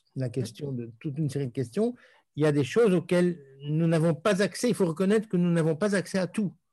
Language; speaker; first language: French; native; French